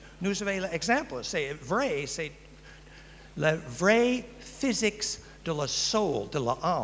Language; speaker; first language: French; non-native, learner; English